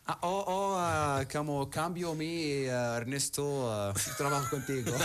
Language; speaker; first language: Spanish; non-native, learner; Arabic